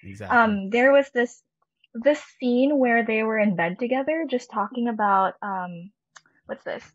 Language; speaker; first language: English; non-native, local second language; Filipino